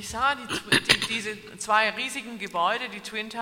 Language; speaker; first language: German; native; German